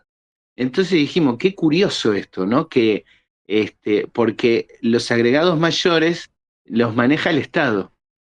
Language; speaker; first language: Spanish; native; Spanish